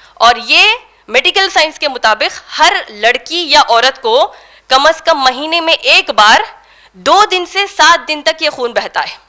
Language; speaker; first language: Urdu; native; Urdu